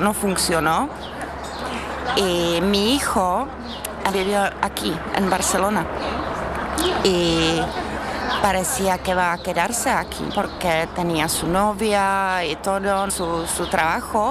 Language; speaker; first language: Spanish; non-native, learner; Czech